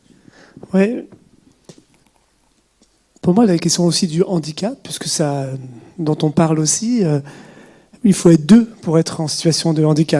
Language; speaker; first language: French; native; French